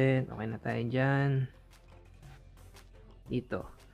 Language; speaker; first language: Filipino; native; Filipino